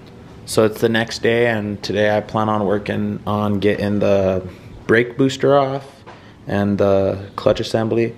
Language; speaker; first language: English; native; English